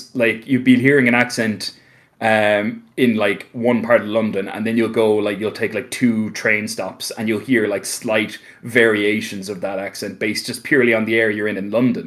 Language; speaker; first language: English; native; English